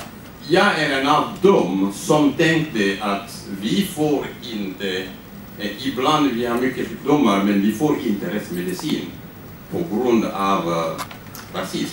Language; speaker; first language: Swedish; non-native, learner; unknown